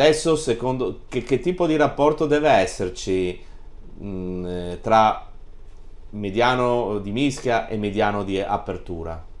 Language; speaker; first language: Italian; native; Italian